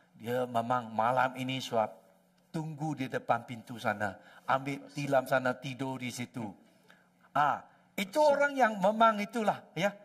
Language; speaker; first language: Malay; non-native, local second language; Chinese